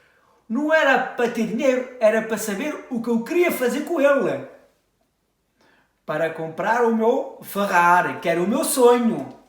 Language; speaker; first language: Portuguese; early bilingual, heritage; French